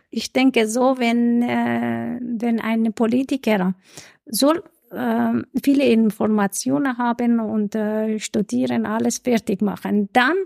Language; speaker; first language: German; non-native, fluent; Persian